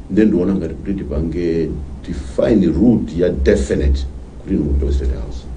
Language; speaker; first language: Nyanja; non-native, local second language; Tumbuka